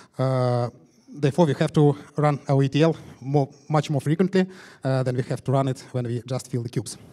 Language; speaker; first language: English; non-native, fluent; Russian